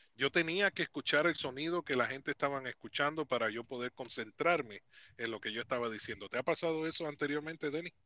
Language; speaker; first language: Spanish; native; Spanish